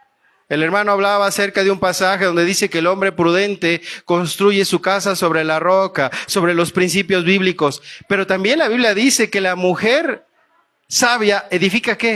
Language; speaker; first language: Spanish; native; Spanish